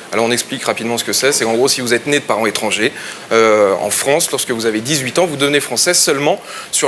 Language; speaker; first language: French; native; French